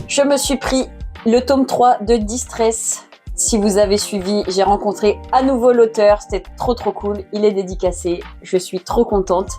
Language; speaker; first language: French; native; French